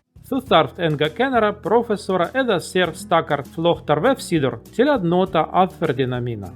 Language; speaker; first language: Icelandic; non-native, learner; Russian